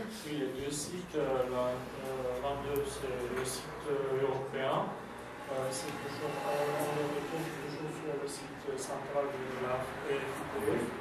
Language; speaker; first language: French; non-native, fluent; Romanian